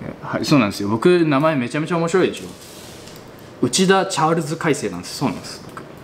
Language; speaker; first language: Japanese; native; Japanese